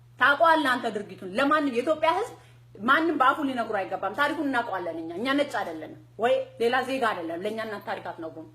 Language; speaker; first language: Amharic; non-native, local second language; Oromo